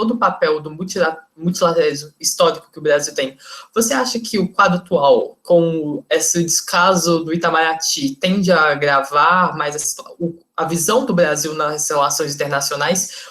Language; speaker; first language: Portuguese; native; Portuguese